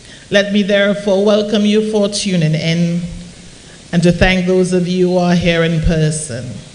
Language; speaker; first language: English; non-native, local second language; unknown